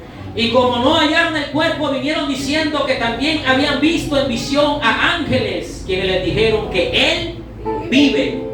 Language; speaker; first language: Spanish; native; Spanish